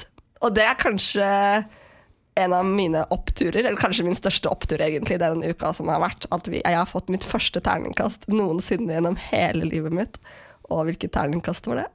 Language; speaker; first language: Norwegian; native; Norwegian